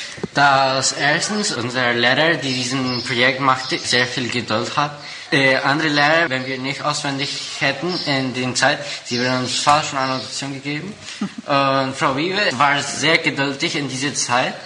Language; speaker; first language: German; non-native, local second language; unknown